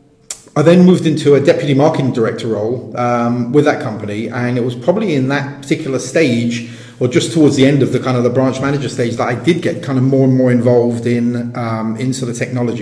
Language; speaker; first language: English; native; English